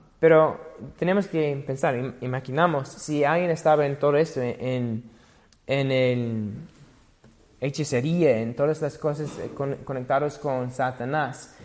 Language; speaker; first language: Spanish; non-native, fluent; English